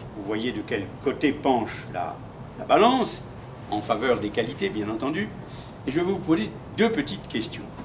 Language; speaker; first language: French; native; French